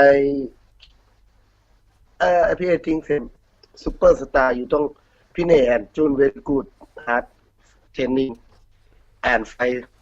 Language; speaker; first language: English; non-native, learner; Thai